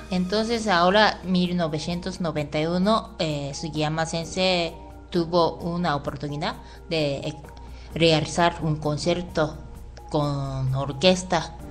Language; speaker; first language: Spanish; non-native, fluent; Japanese